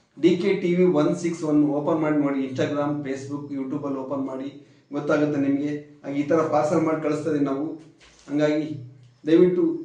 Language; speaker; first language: Kannada; native; Kannada